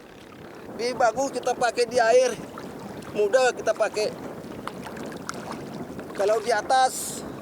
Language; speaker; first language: Indonesian; non-native, local second language; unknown